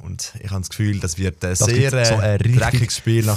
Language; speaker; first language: German; native; German